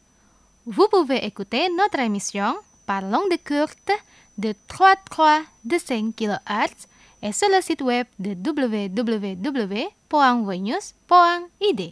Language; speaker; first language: French; non-native, fluent; Indonesian